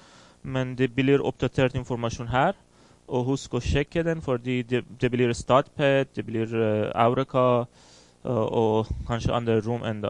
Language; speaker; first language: Swedish; non-native, fluent; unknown